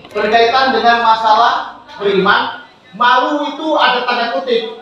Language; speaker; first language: Indonesian; native; Indonesian